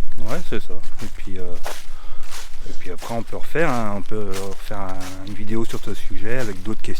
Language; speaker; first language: French; native; French